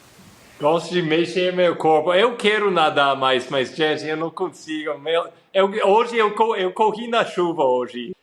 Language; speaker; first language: Portuguese; non-native, fluent; English